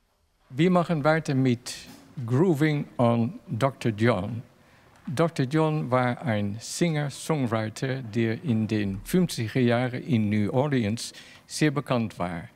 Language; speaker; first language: German; non-native, fluent; Dutch